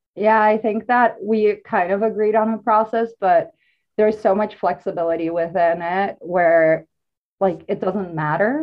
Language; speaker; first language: English; non-native, fluent; Portuguese